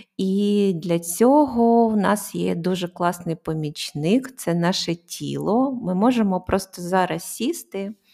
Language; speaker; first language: Ukrainian; non-native, local second language; Russian